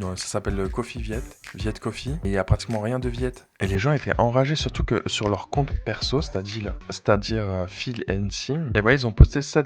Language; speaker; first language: French; native; French